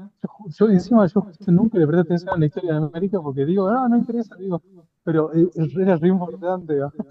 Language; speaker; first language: Spanish; native; Spanish